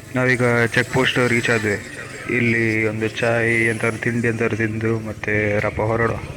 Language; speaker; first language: Kannada; non-native, local second language; Tulu